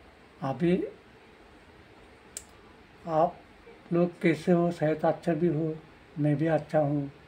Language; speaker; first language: Hindi; non-native, local second language; Bangla